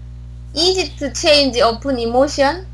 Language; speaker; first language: English; non-native, learner; Korean